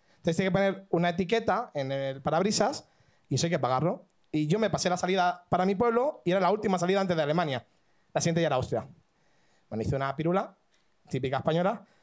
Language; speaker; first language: Spanish; native; Spanish